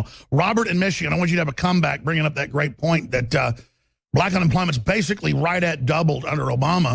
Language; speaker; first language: English; native; English